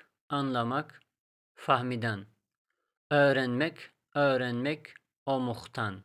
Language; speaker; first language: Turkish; non-native, fluent; Tajik